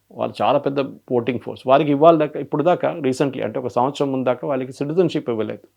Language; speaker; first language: Telugu; non-native, local second language; Malayalam